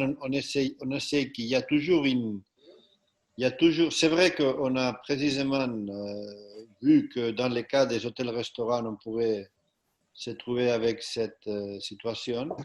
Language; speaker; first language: French; non-native, fluent; Catalan